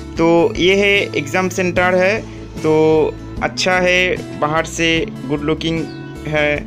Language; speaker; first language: Hindi; non-native, local second language; Odia